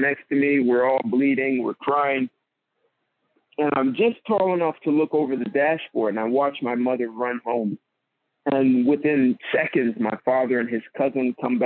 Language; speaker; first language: English; native; English